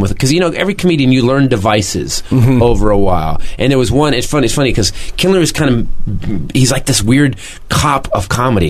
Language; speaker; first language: English; native; English